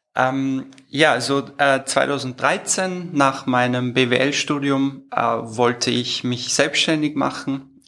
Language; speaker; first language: German; early bilingual, other home language; Turkish